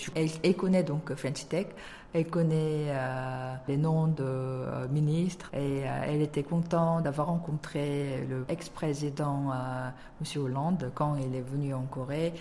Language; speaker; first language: French; non-native, fluent; Korean